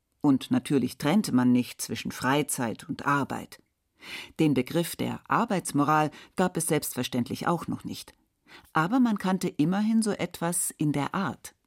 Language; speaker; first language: German; native; German